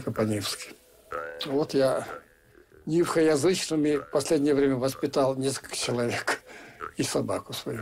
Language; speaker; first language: Russian; non-native, local second language; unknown